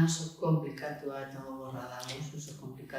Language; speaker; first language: Basque; non-native, local second language; Spanish